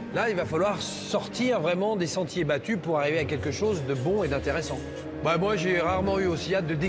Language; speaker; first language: French; native; French